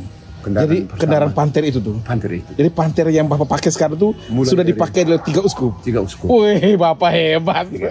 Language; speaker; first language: Indonesian; native; Indonesian